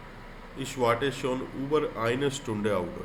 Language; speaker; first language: German; non-native, fluent; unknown